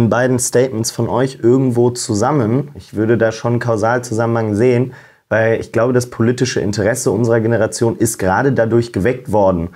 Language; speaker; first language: German; native; German